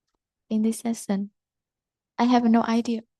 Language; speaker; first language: English; non-native, learner; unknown